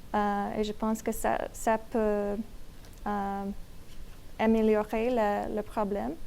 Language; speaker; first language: French; non-native, learner; English